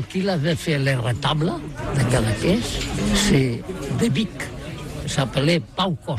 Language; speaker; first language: French; non-native, learner; Catalan